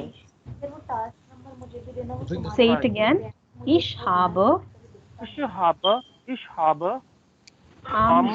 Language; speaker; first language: German; non-native, learner; Hindi